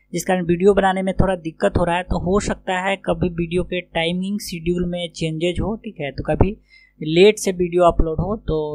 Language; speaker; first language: Hindi; native; Hindi